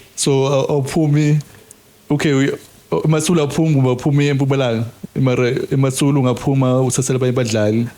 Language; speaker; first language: Zulu; non-native, local second language; Swati